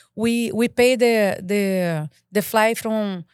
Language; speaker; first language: English; non-native, fluent; Portuguese